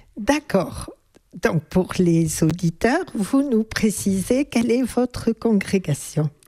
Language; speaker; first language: French; native; French